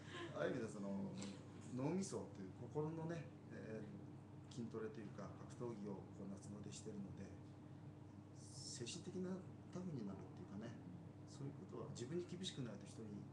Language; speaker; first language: Japanese; native; Japanese